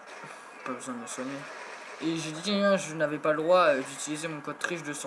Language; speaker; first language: French; native; French